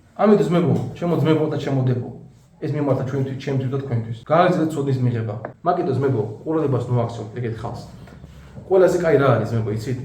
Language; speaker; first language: Georgian; non-native, local second language; Azerbaijani